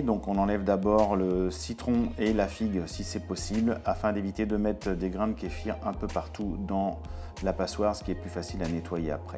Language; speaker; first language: French; native; French